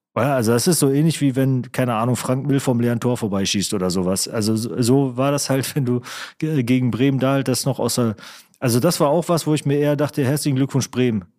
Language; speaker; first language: German; native; German